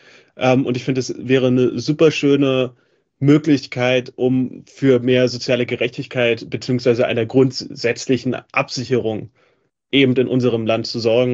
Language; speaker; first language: German; native; German